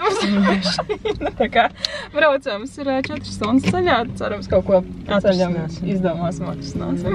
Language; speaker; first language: Latvian; native; Latvian